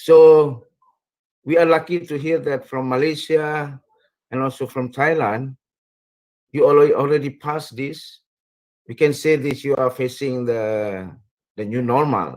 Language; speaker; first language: English; non-native, fluent; Indonesian